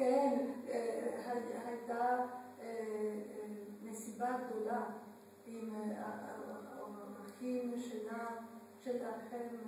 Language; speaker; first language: Hebrew; non-native, learner; Spanish